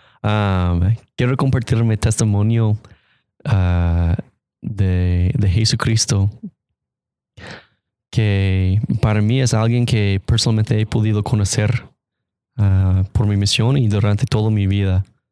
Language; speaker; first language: Spanish; non-native, fluent; English